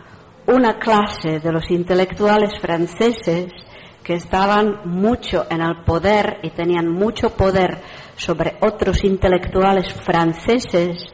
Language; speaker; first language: Spanish; non-native, fluent; Czech